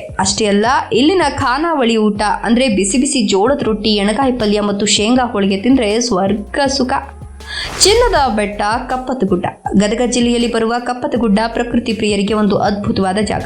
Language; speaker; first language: Kannada; native; Kannada